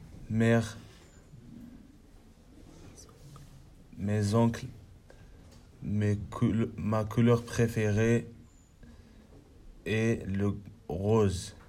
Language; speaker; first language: French; non-native, learner; Kurdish